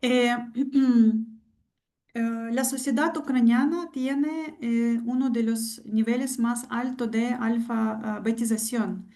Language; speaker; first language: Spanish; non-native, fluent; Ukrainian